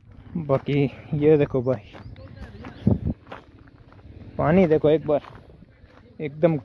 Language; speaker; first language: Hindi; non-native, local second language; Gujarati